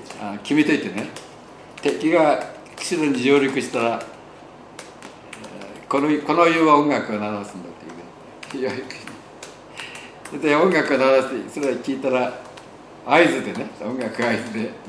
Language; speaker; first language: Japanese; native; Japanese